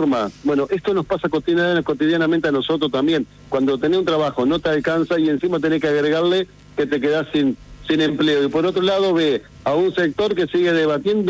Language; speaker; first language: Spanish; native; Spanish